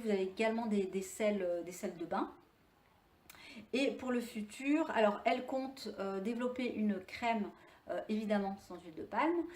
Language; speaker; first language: French; native; French